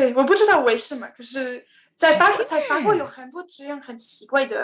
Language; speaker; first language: Chinese; non-native, learner; French